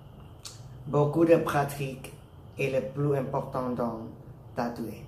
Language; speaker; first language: French; non-native, learner; Thai